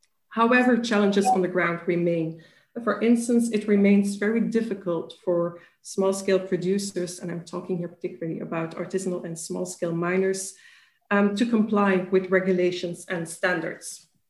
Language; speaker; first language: English; non-native, fluent; Dutch